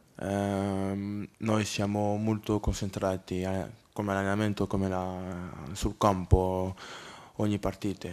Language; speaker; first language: Italian; non-native, learner; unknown